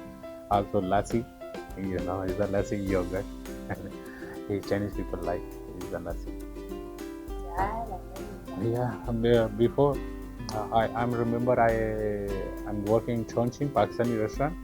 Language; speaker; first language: English; non-native, learner; Urdu